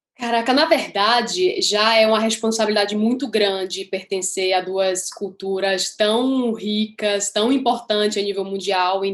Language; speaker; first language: Portuguese; early bilingual, heritage; Portuguese